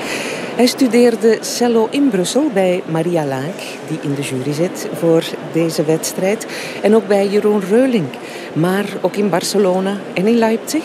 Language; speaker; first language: Dutch; native; Dutch